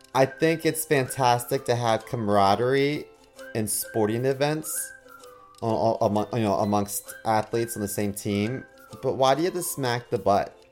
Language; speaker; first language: English; native; English